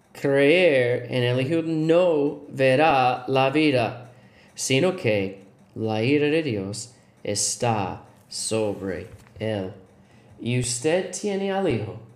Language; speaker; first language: Spanish; non-native, learner; English